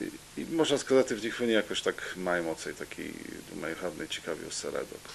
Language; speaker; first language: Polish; non-native, local second language; Rusyn